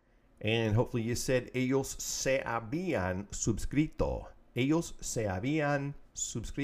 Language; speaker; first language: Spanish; non-native, fluent; English